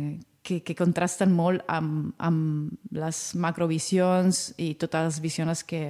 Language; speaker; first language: Catalan; non-native, fluent; Italian